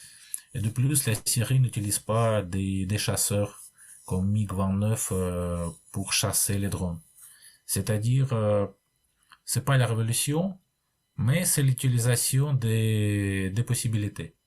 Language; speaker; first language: French; non-native, fluent; Russian